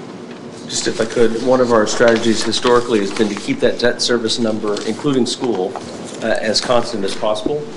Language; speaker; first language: English; native; English